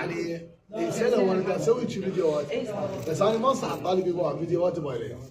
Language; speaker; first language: Arabic; native; Arabic